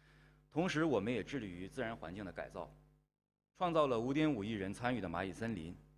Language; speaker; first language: Chinese; native; Chinese